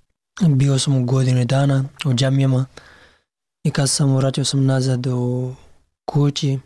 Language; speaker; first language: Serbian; non-native, learner; Pashto